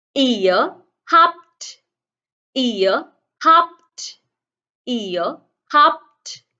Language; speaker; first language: German; non-native, fluent; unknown